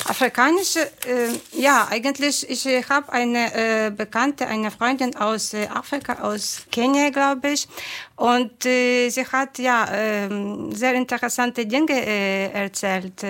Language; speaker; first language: German; non-native, fluent; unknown